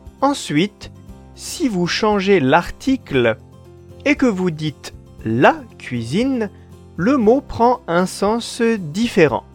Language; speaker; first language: French; non-native, fluent; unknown